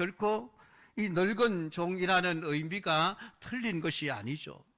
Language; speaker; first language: Korean; native; Korean